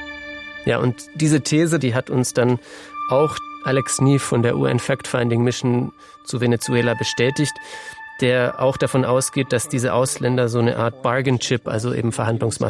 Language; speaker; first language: German; native; German